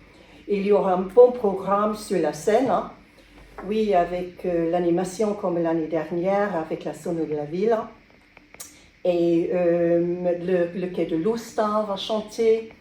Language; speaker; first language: French; non-native, learner; English